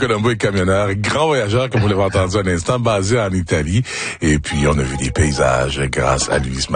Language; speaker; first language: French; native; French